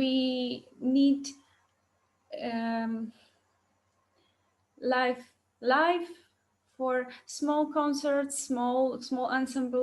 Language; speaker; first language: English; non-native, learner; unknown